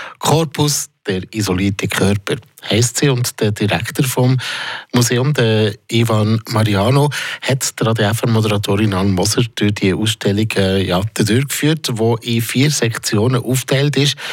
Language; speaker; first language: German; native; German